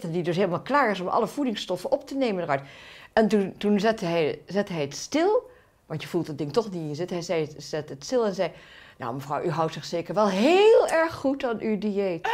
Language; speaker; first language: Dutch; native; Dutch